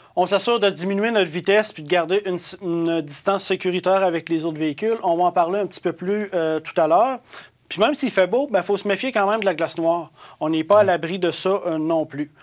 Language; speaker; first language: French; native; French